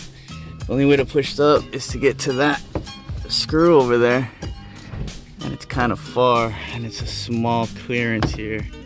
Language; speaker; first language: English; native; English